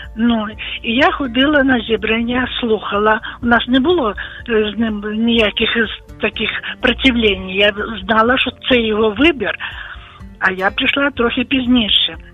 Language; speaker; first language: Ukrainian; native; Ukrainian